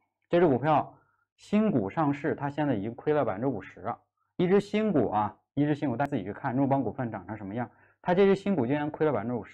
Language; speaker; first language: Chinese; native; Chinese